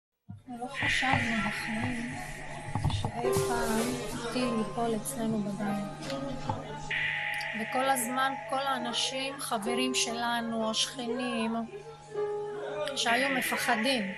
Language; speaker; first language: Hebrew; non-native, local second language; Arabic